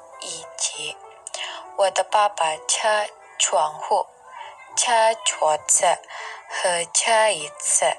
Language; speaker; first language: Chinese; non-native, learner; Indonesian